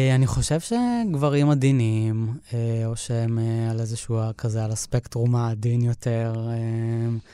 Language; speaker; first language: Hebrew; native; Hebrew